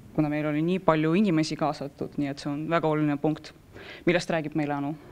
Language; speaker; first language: Estonian; non-native, local second language; Russian